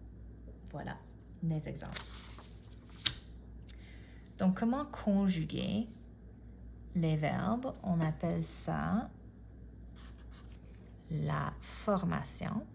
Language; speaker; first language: French; non-native, fluent; English